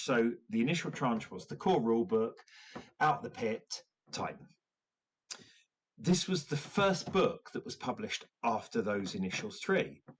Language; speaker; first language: English; native; English